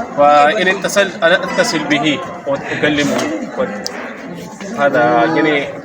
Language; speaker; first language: Arabic; non-native, fluent; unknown